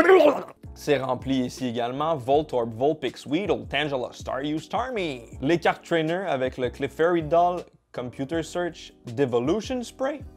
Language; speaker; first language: French; native; French